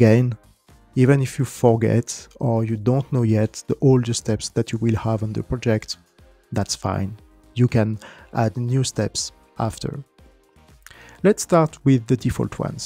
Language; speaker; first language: English; non-native, fluent; French